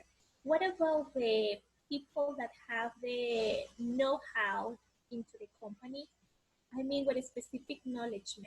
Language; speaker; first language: English; non-native, learner; Spanish